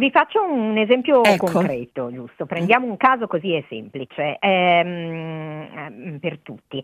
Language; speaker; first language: Italian; native; Italian